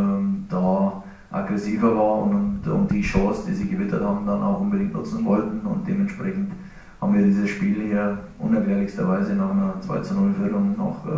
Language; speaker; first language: German; native; German